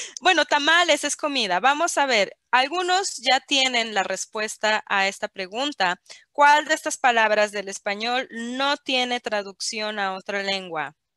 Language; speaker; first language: Spanish; native; Spanish